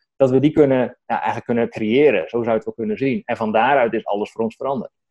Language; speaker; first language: Dutch; native; Dutch